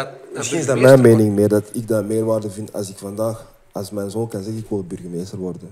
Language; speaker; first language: Dutch; early bilingual, other home language; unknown